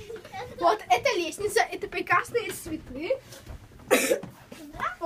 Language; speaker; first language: Russian; early bilingual, heritage; Russian